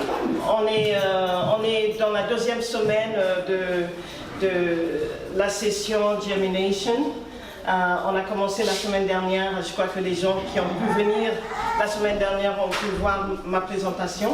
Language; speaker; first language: French; non-native, fluent; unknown